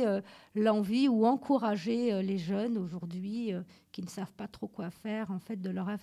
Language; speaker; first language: French; native; French